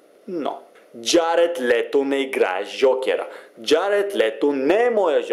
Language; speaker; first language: Bulgarian; native; Bulgarian